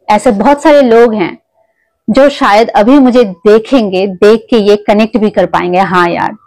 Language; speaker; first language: Hindi; non-native, local second language; Kok Borok